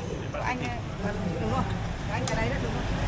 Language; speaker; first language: Vietnamese; native; Vietnamese